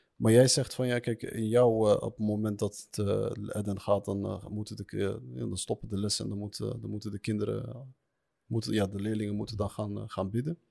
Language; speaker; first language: Dutch; early bilingual, other home language; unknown